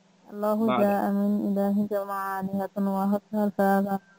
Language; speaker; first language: Arabic; non-native, learner; Bangla